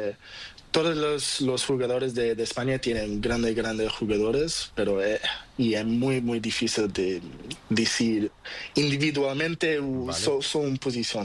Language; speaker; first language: Spanish; non-native, learner; Portuguese